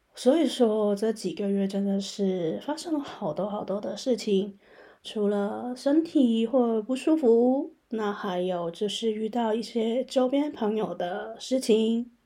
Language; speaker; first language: Chinese; non-native, local second language; Cantonese